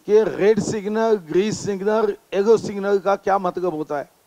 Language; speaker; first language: Hindi; non-native, local second language; Marathi